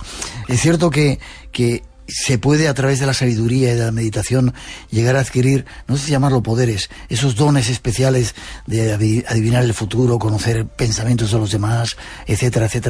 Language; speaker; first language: Spanish; native; Spanish